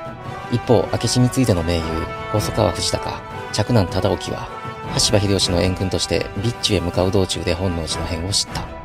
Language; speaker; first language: Japanese; native; Japanese